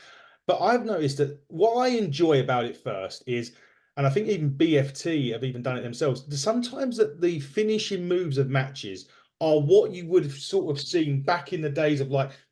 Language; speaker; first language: English; native; English